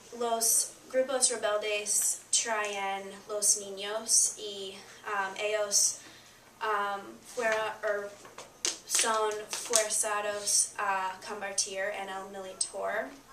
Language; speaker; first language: Spanish; non-native, learner; English